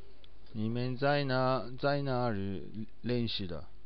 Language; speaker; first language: Chinese; non-native, learner; Japanese